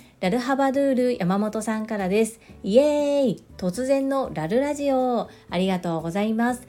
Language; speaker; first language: Japanese; native; Japanese